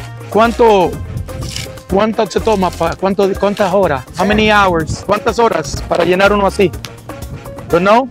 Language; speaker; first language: Spanish; native; Spanish